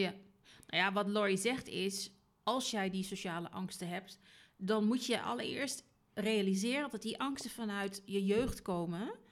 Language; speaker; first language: Dutch; native; Dutch